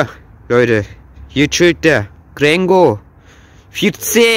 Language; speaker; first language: German; early bilingual, other home language; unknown